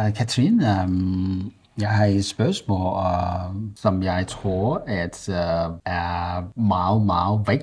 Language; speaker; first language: Danish; non-native, learner; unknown